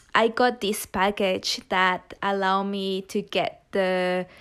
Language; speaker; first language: English; non-native, fluent; Spanish